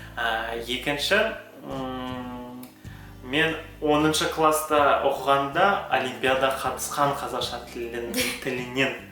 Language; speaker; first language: Kazakh; non-native, local second language; Uyghur